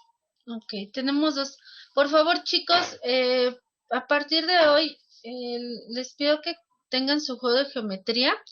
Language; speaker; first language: Spanish; native; Spanish